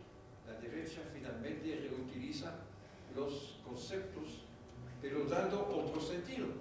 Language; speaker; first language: Spanish; non-native, fluent; French